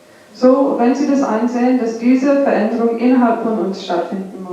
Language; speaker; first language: German; non-native, fluent; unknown